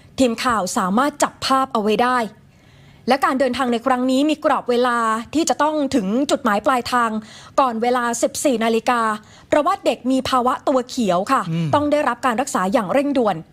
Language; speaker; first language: Thai; native; Thai